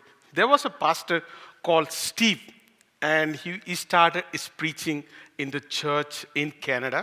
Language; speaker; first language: English; non-native, local second language; Tamil